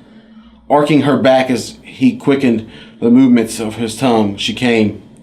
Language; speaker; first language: English; native; English